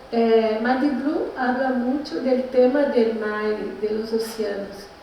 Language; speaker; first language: Spanish; non-native, learner; Portuguese